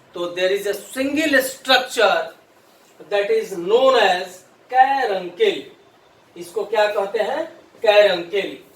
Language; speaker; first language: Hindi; native; Hindi